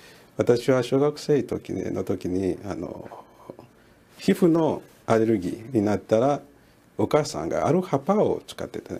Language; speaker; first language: Japanese; non-native, learner; French